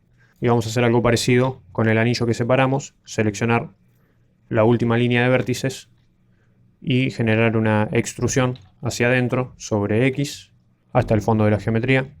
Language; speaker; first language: Spanish; native; Spanish